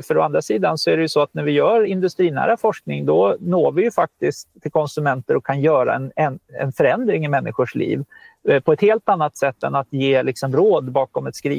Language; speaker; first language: Swedish; native; Swedish